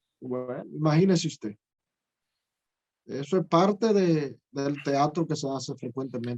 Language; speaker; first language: Spanish; native; Spanish